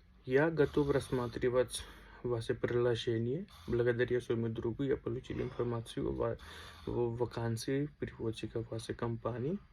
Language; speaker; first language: Russian; non-native, local second language; Hindi